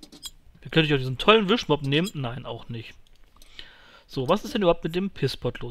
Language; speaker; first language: German; native; German